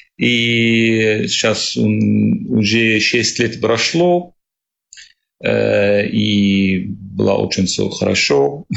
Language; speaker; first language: Russian; non-native, learner; Arabic